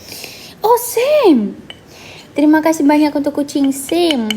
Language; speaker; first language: Indonesian; non-native, fluent; Russian